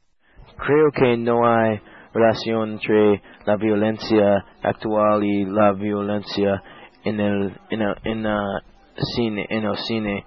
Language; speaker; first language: Spanish; non-native, learner; English